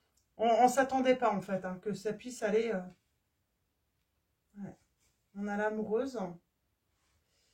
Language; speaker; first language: French; native; French